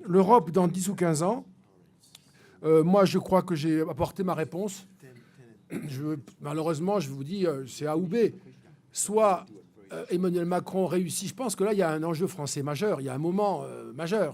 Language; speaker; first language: French; native; French